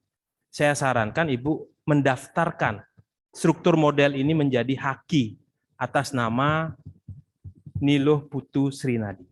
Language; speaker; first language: Indonesian; native; Indonesian